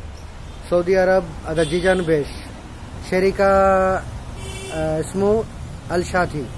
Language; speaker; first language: Arabic; non-native, learner; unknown